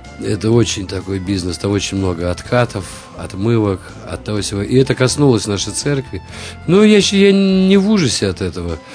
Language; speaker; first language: Russian; native; Russian